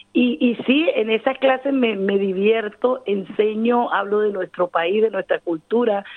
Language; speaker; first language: Spanish; native; Spanish